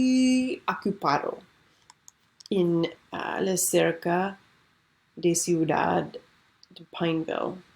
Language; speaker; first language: Spanish; non-native, learner; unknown